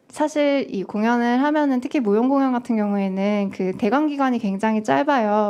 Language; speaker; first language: Korean; native; Korean